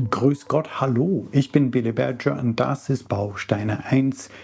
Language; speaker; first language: German; non-native, fluent; English